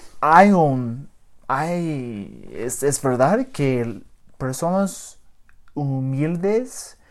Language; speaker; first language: Spanish; early bilingual, heritage; English